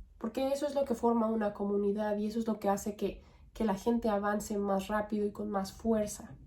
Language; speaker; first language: Spanish; native; Spanish